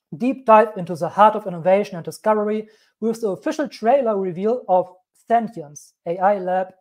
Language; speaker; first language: English; non-native, fluent; German